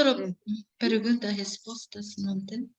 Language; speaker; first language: Portuguese; non-native, learner; Japanese